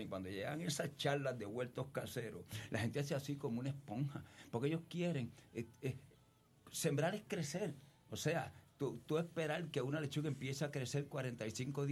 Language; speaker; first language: Spanish; native; Spanish